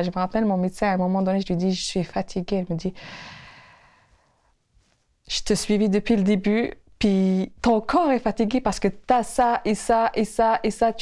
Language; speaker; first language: French; non-native, local second language; Kabyle